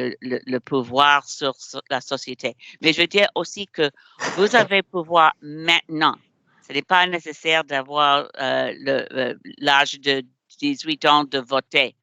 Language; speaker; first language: French; non-native, learner; English